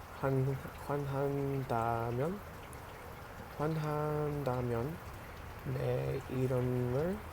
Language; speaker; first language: Korean; non-native, learner; English